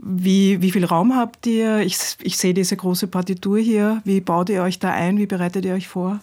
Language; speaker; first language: German; native; German